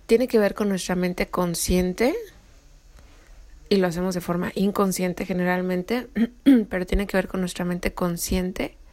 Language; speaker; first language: Spanish; native; Spanish